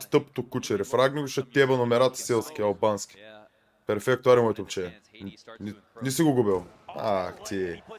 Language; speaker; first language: Bulgarian; native; Bulgarian